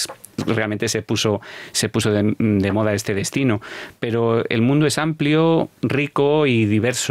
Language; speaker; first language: Spanish; native; Spanish